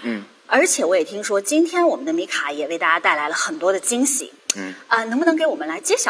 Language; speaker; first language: Chinese; native; Chinese